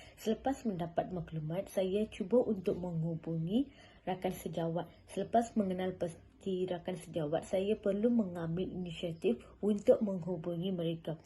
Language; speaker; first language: Malay; non-native, local second language; Tamil